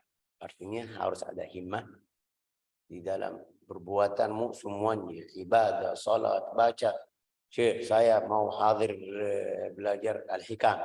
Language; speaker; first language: Indonesian; non-native, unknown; Arabic